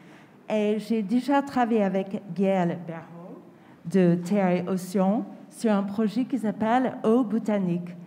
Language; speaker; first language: French; non-native, fluent; English